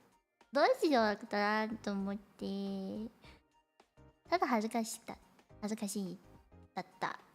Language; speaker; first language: Japanese; non-native, learner; Cantonese